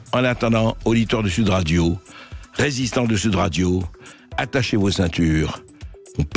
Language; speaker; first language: French; native; French